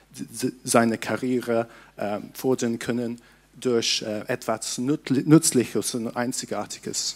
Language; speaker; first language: German; non-native, fluent; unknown